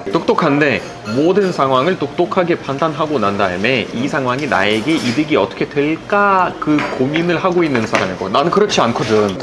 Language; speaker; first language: Korean; non-native, fluent; Russian